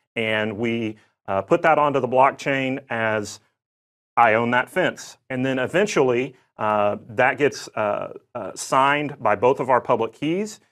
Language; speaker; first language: English; native; English